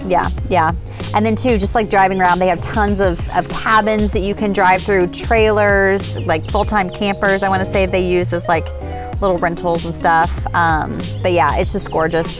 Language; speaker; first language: English; native; English